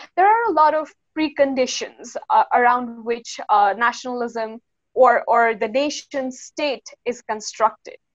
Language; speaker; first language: English; non-native, local second language; Nepali